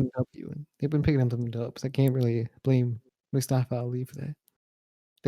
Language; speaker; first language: English; native; English